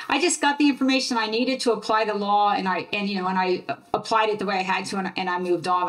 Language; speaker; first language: English; native; English